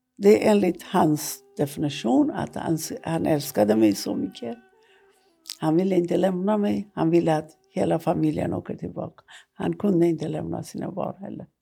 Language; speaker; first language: Swedish; non-native, fluent; Persian